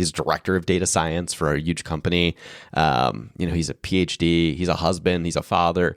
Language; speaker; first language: English; native; English